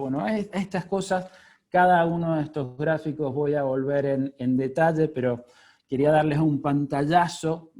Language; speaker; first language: Spanish; native; Spanish